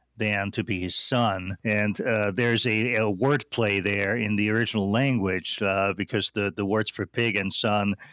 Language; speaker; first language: English; non-native, fluent; German